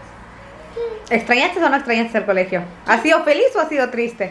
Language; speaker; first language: Spanish; native; Spanish